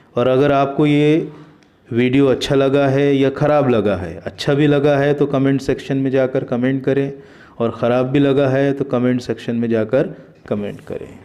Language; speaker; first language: Hindi; native; Hindi